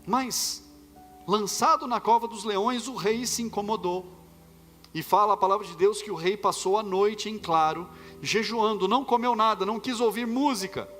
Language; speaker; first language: Portuguese; native; Portuguese